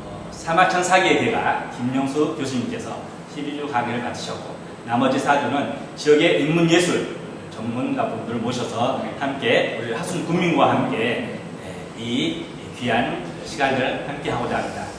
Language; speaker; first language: Korean; native; Korean